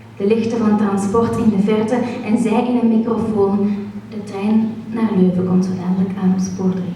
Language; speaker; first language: Dutch; native; Dutch